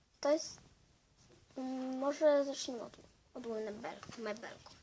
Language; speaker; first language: Polish; early bilingual, heritage; Polish